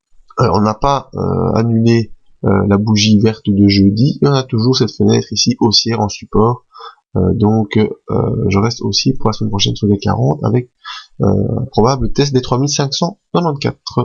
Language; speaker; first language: French; native; French